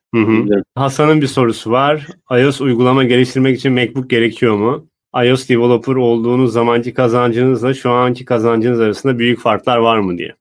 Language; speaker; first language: Turkish; native; Turkish